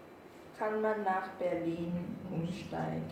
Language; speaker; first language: German; non-native, learner; Korean